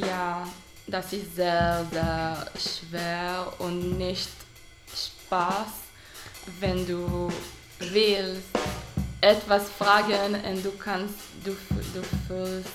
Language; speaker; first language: German; non-native, learner; Hebrew